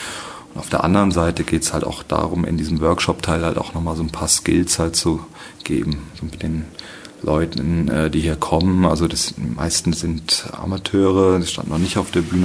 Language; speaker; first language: German; native; German